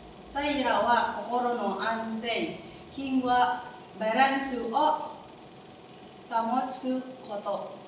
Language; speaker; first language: Japanese; non-native, learner; Indonesian